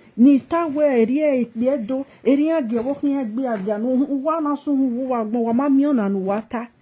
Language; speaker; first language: Nigerian Pidgin; native; Nigerian Pidgin